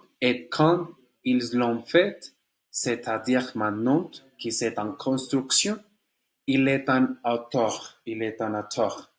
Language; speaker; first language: French; non-native, learner; Spanish